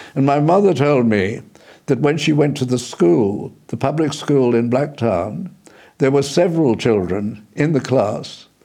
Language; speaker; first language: English; early bilingual, other home language; Indonesian